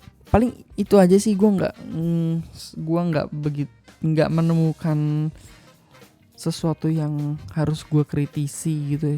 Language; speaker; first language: Indonesian; native; Indonesian